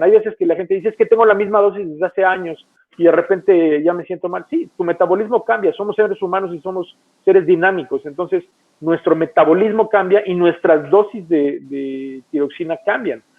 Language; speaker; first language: Spanish; native; Spanish